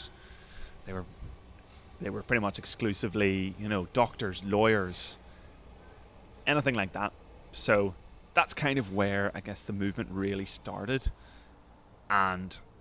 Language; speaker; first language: English; native; English